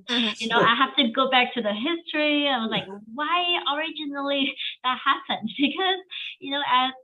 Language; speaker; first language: English; non-native, fluent; Chinese